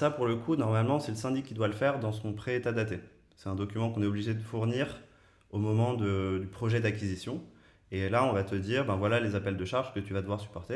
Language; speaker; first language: French; native; French